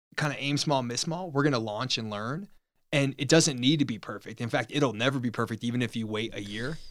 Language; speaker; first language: English; native; English